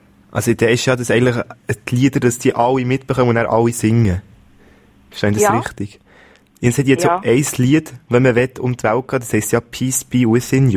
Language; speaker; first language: German; native; German